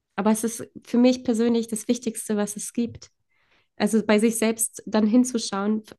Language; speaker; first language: German; early bilingual, other home language; Polish